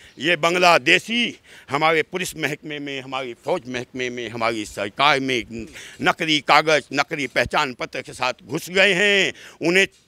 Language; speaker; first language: Hindi; native; Hindi